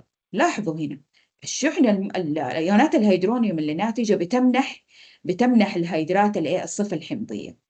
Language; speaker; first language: Arabic; native; Arabic